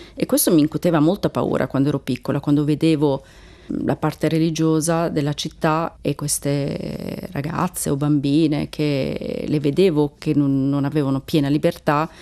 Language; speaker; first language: Italian; early bilingual, other home language; Turkish